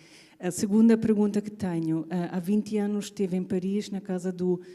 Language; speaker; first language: Portuguese; non-native, fluent; German